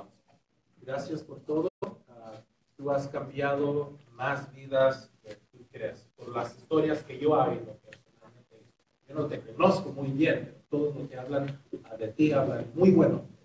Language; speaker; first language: Spanish; early bilingual, heritage; Spanish